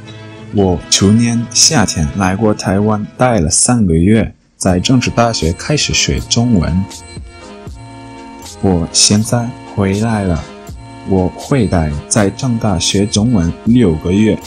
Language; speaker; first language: Chinese; non-native, learner; English